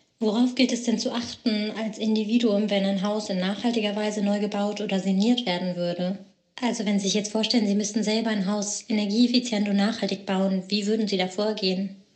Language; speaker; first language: German; native; German